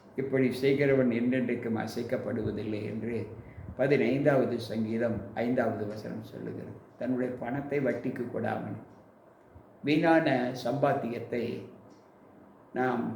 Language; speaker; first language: Tamil; native; Tamil